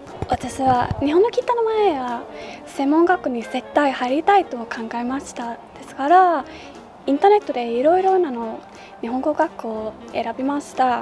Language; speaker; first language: Japanese; non-native, learner; Swedish